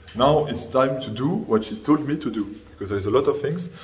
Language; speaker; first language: English; non-native, fluent; French